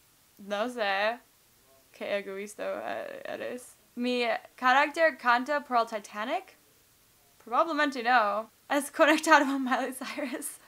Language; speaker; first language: Spanish; non-native, learner; English